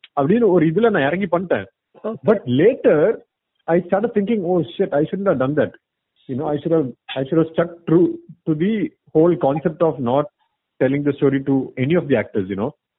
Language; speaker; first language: English; non-native, local second language; Tamil